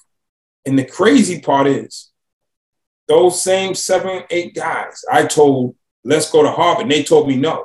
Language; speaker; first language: English; native; English